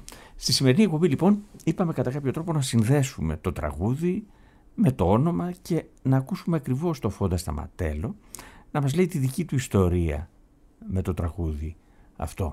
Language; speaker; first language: Greek; native; Greek